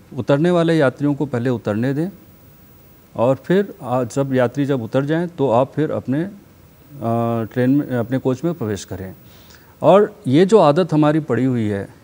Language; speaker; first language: Hindi; native; Hindi